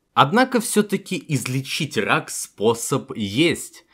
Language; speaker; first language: Russian; native; Russian